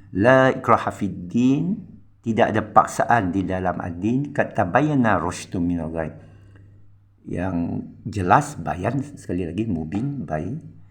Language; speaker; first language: Malay; non-native, local second language; Min Nan Chinese